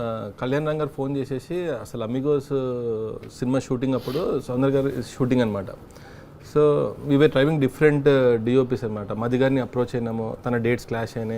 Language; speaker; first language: Telugu; native; Telugu